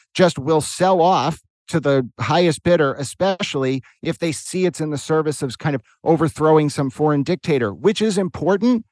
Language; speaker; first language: English; native; English